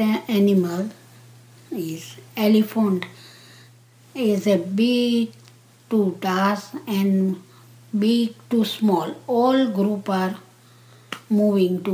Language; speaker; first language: English; non-native, local second language; Gujarati